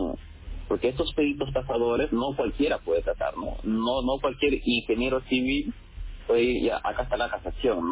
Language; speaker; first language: Spanish; native; Spanish